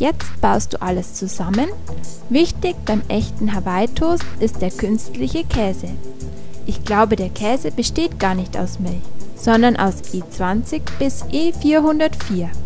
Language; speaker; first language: German; native; German